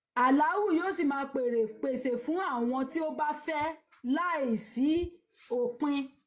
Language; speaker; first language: Yoruba; native; Yoruba